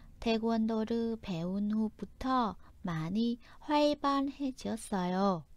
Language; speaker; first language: Korean; non-native, fluent; Vietnamese